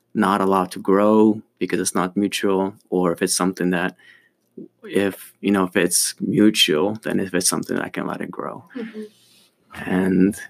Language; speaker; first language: English; early bilingual, other home language; Ukrainian